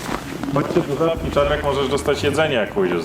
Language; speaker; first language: Polish; native; Polish